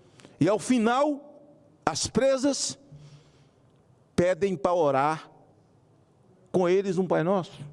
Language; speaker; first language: Portuguese; native; Portuguese